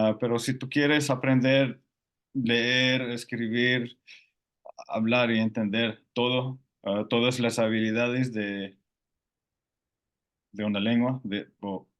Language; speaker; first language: Spanish; non-native, fluent; Finnish